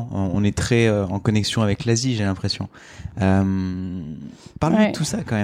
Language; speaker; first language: French; native; French